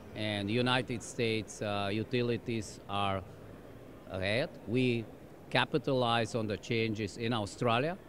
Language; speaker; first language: English; non-native, fluent; German